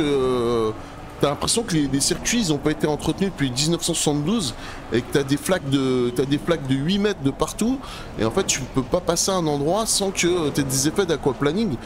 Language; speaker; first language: French; native; French